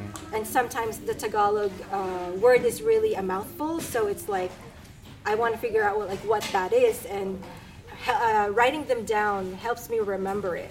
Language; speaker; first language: English; non-native, local second language; Filipino